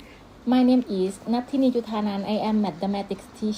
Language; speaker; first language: English; non-native, learner; Thai